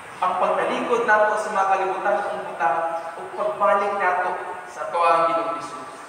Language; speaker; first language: Cebuano; native; Cebuano